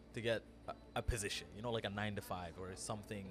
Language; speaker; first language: English; early bilingual, other home language; Amharic